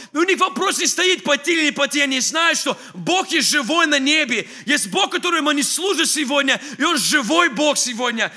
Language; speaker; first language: Russian; early bilingual, heritage; English